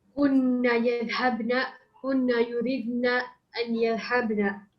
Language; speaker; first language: Arabic; non-native, learner; English